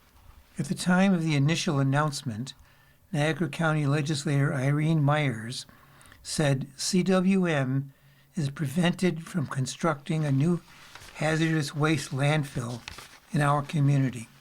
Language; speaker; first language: English; native; English